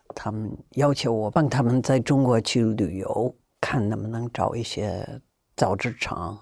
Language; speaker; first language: Chinese; non-native, fluent; English